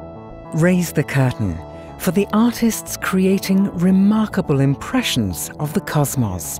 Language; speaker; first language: English; native; English